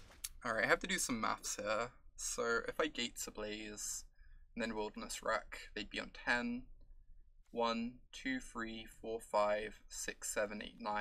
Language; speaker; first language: English; native; English